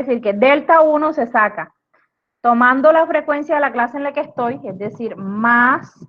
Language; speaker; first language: Spanish; native; Spanish